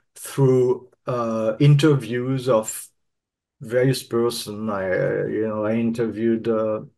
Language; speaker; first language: English; non-native, fluent; French